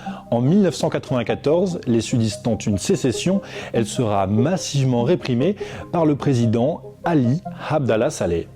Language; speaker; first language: French; native; French